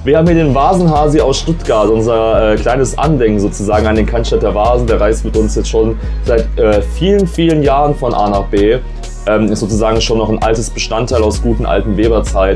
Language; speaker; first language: German; native; German